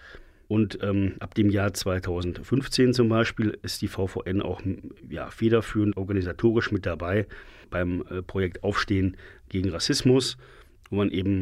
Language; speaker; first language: German; native; German